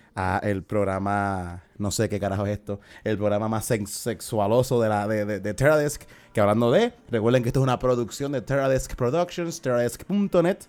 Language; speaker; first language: Spanish; native; Spanish